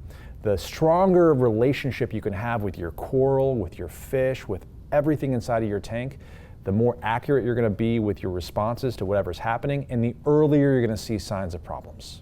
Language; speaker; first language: English; native; English